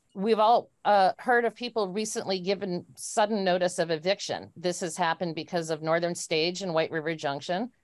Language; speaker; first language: English; native; English